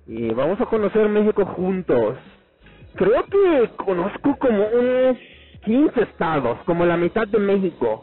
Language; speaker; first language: Spanish; non-native, fluent; Arabic